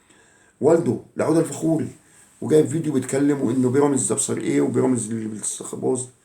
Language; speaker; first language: Arabic; native; Arabic